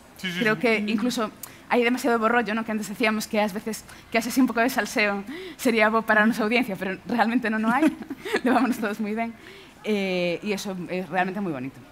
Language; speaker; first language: Galician; non-native, local second language; Spanish